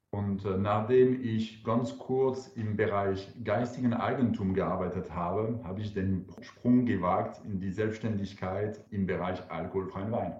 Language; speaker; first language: German; non-native, fluent; French